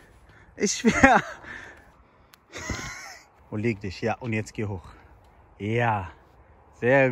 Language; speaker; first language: German; non-native, learner; Arabic